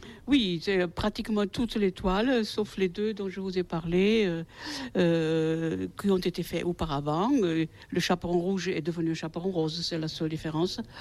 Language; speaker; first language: French; native; French